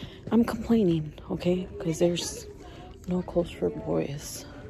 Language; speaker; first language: English; early bilingual, other home language; Spanish